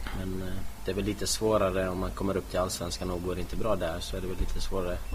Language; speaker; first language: Swedish; early bilingual, other home language; Bosnian